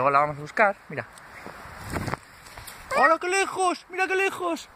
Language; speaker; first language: Spanish; native; Spanish